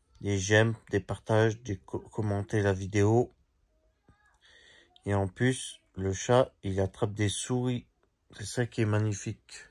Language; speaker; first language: French; native; French